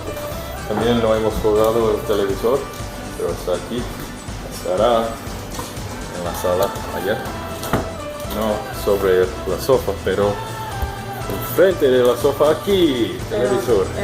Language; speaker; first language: Spanish; non-native, learner; English